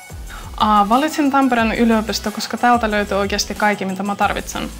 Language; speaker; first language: Finnish; non-native, fluent; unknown